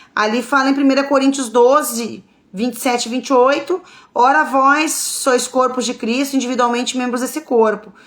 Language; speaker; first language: Portuguese; native; Portuguese